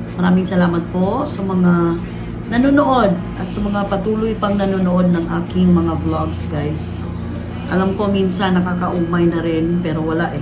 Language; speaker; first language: Filipino; non-native, local second language; Cebuano